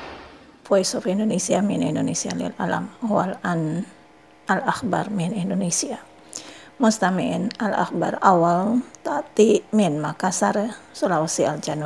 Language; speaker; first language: Arabic; non-native, learner; Indonesian